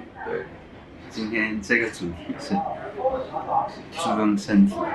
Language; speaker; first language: Chinese; non-native, local second language; Cantonese